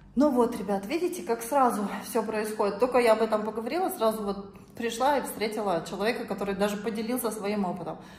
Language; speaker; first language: Russian; native; Russian